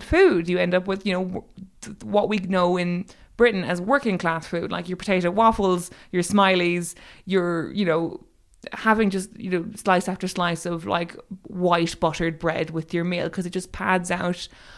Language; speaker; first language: English; native; English